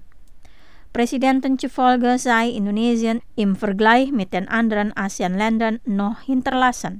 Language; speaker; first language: German; non-native, fluent; Indonesian